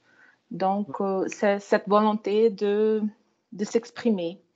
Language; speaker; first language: French; non-native, fluent; Portuguese